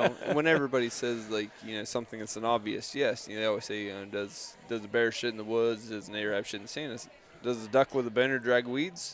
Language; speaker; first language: English; native; English